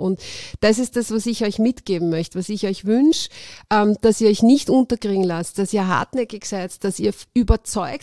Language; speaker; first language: German; native; German